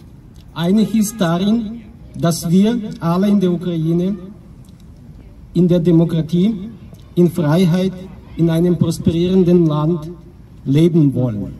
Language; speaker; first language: German; non-native, fluent; Ukrainian